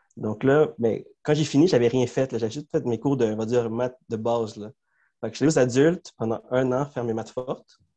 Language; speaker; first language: French; early bilingual, other home language; Spanish